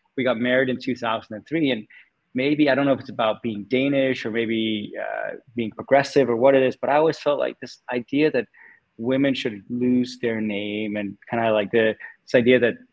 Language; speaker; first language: English; non-native, fluent; Danish